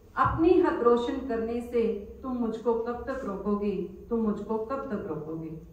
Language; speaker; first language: Hindi; native; Hindi